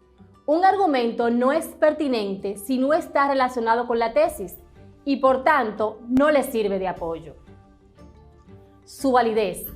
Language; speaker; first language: Spanish; native; Spanish